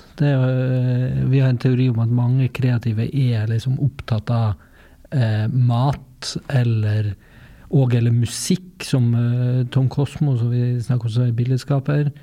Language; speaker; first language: Norwegian; native; Norwegian